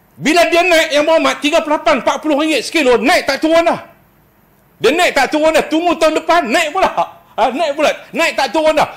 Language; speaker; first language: Malay; native; Malay